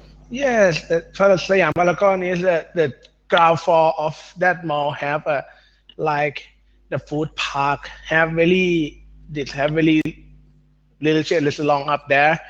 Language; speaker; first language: English; non-native, learner; Thai